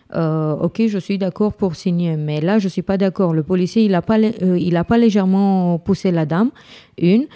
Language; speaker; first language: French; non-native, fluent; Romanian